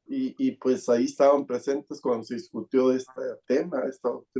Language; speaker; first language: Spanish; native; Spanish